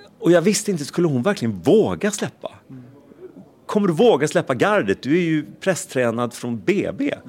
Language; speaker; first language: Swedish; native; Swedish